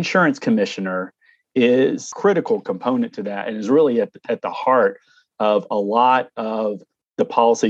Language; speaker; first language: English; native; English